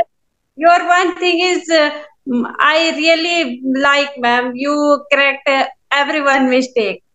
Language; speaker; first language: English; non-native, learner; Hindi